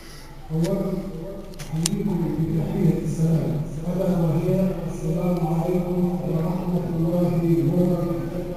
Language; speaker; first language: Arabic; native; Arabic